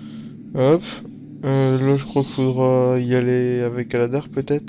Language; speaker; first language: French; native; French